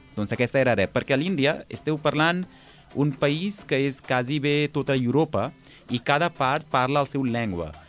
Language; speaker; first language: Catalan; non-native, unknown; Hindi